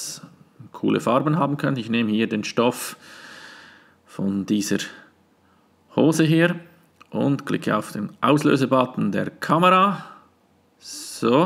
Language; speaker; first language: German; native; German